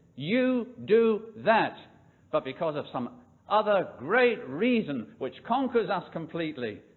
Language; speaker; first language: English; native; English